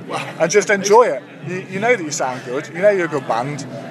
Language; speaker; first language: English; native; English